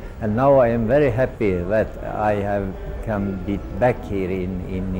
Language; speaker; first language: English; non-native, fluent; Swedish